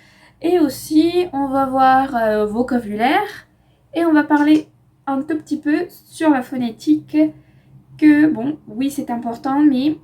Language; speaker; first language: French; non-native, fluent; Spanish